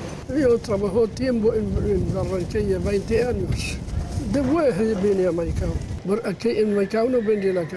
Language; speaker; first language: Spanish; non-native, learner; Arabic